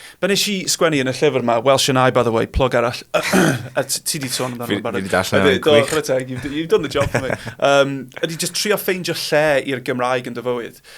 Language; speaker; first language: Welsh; non-native, local second language; English